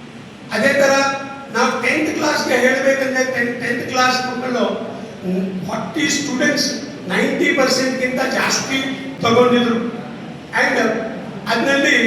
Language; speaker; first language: Kannada; non-native, learner; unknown